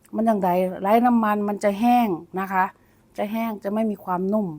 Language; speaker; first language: Thai; native; Thai